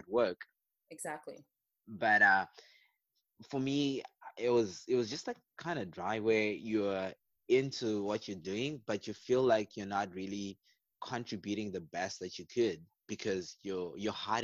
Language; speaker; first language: English; non-native, local second language; Shona